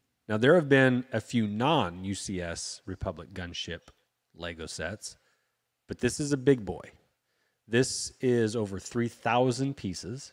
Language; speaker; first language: English; native; English